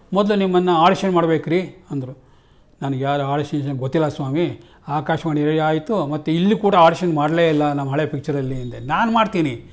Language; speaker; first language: Kannada; native; Kannada